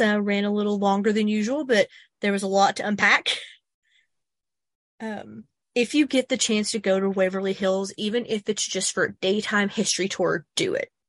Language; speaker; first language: English; native; English